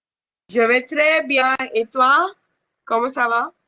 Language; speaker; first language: French; non-native, fluent; Hindi